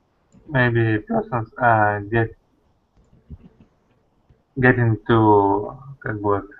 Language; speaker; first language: English; non-native, learner; Russian